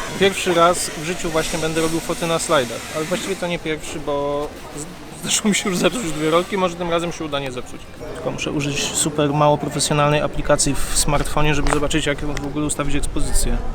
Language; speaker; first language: Polish; native; Polish